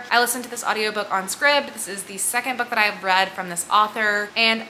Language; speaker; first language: English; native; English